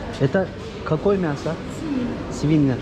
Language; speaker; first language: Russian; non-native, learner; Turkish